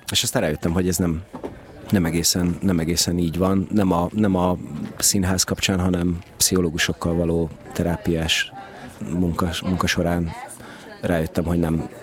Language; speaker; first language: Hungarian; native; Hungarian